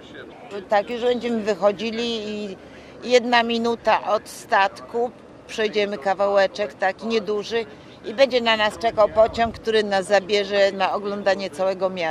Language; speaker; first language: Polish; native; Polish